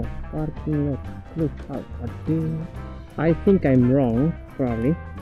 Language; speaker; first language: English; non-native, fluent; Spanish